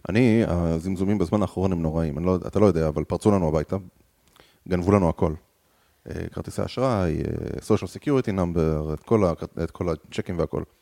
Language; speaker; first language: Hebrew; native; Hebrew